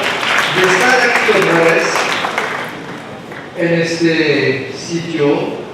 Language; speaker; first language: Spanish; non-native, learner; French